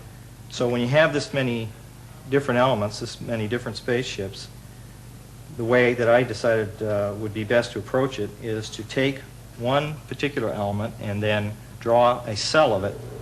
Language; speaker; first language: English; native; English